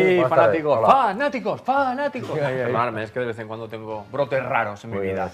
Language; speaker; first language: Spanish; native; Spanish